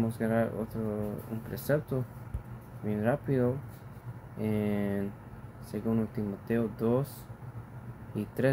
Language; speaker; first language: Spanish; early bilingual, heritage; Spanish